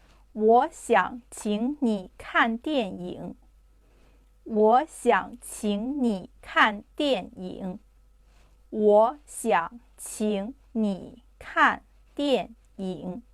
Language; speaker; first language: Chinese; non-native, fluent; Urdu